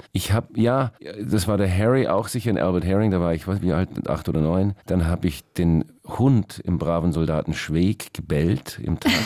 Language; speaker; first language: German; early bilingual, heritage; German